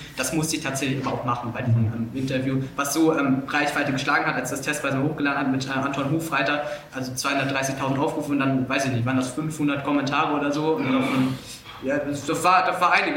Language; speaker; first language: German; native; German